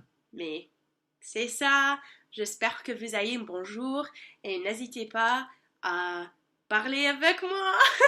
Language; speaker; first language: French; non-native, learner; English